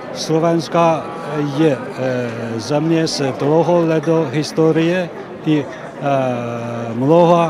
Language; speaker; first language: Czech; non-native, learner; Chinese